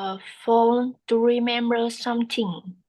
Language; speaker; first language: English; non-native, learner; Vietnamese